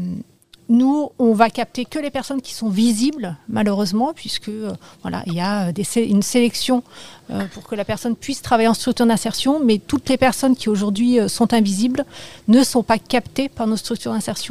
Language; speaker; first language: French; native; French